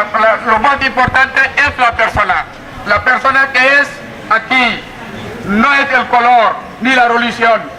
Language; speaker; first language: Spanish; non-native, fluent; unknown